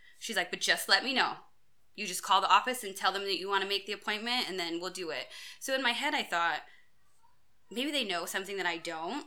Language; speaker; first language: English; native; English